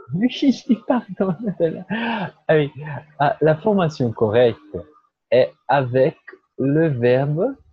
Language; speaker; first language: French; non-native, learner; Portuguese